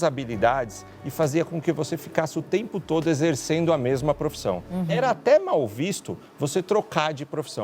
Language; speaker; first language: Portuguese; native; Portuguese